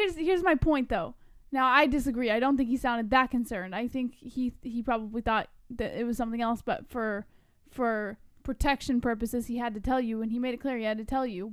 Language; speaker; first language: English; native; English